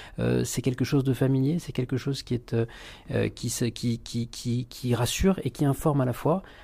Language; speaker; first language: French; native; French